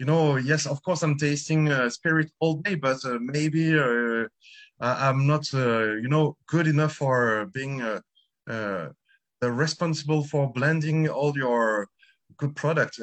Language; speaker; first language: English; non-native, fluent; French